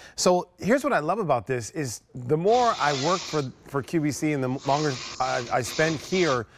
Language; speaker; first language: English; native; English